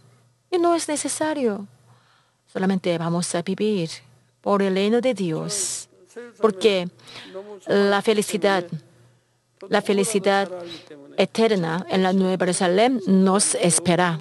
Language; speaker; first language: Spanish; non-native, learner; Korean